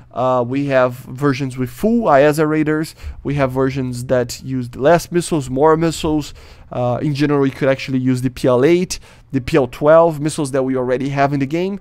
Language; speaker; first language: English; non-native, fluent; Portuguese